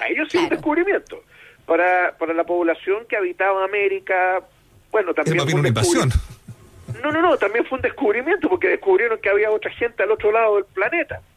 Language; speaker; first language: Spanish; native; Spanish